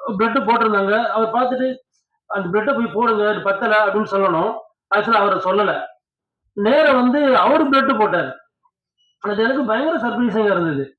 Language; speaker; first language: Tamil; native; Tamil